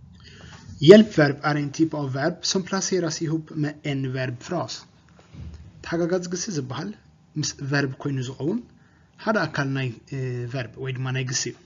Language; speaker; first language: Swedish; non-native, fluent; Tigrinya